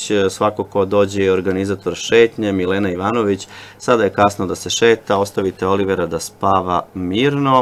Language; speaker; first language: Serbian; native; Serbian